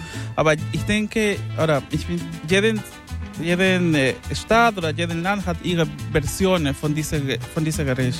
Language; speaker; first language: German; non-native, learner; Spanish